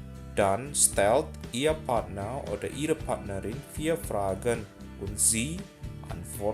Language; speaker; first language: German; non-native, fluent; Indonesian